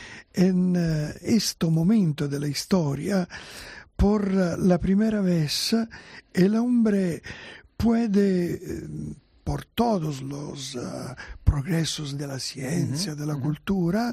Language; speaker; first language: Spanish; non-native, fluent; Italian